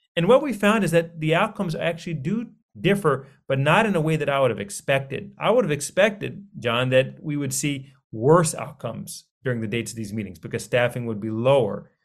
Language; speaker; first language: English; early bilingual, other home language; Hindi